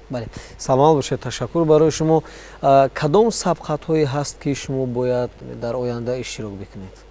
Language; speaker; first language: Tajik; native; Tajik